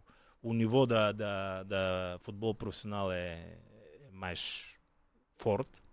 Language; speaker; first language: Portuguese; non-native, fluent; Bulgarian